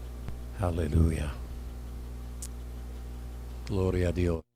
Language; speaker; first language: Spanish; non-native, fluent; English